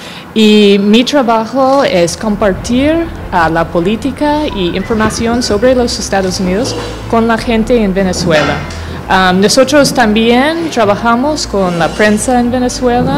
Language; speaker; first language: Spanish; non-native, fluent; English